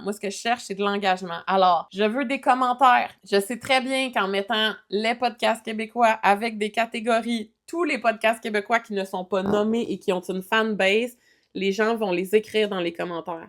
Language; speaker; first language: French; native; French